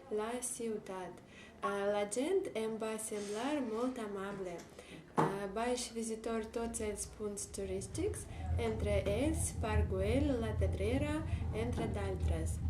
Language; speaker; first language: Catalan; non-native, learner; Russian